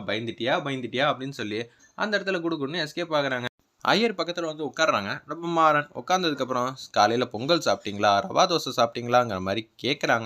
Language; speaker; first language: Tamil; native; Tamil